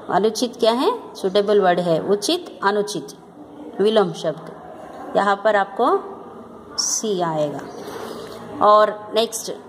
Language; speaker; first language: Hindi; non-native, local second language; Telugu